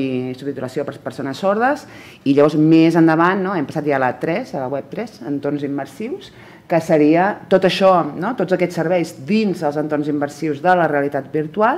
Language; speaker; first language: Catalan; native; Catalan